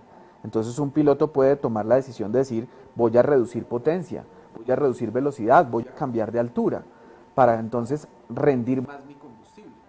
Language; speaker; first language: Spanish; native; Spanish